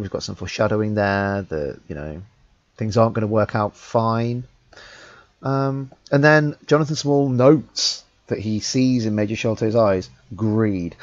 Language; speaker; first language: English; native; English